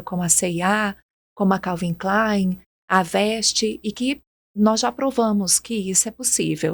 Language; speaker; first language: Portuguese; native; Portuguese